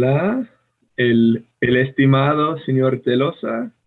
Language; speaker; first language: Spanish; non-native, fluent; English